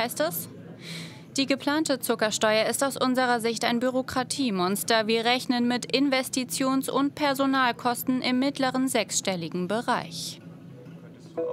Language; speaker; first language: German; native; German